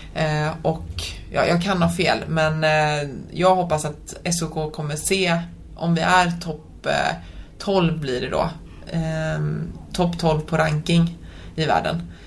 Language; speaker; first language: Swedish; early bilingual, other home language; Polish